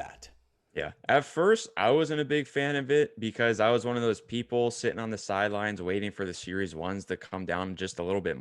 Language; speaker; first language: English; native; English